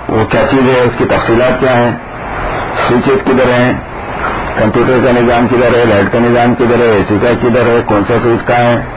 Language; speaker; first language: Urdu; native; Urdu